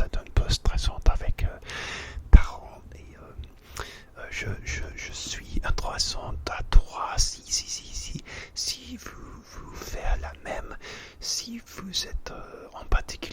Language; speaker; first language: French; non-native, learner; English